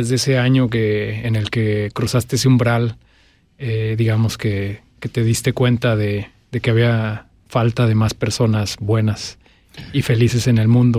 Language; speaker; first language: Spanish; native; Spanish